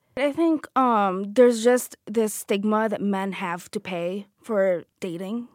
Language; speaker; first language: English; non-native, local second language; Filipino